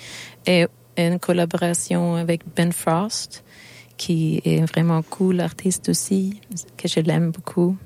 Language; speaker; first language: French; non-native, learner; Swedish